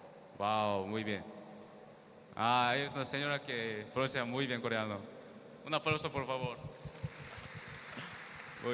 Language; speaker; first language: Spanish; non-native, learner; Korean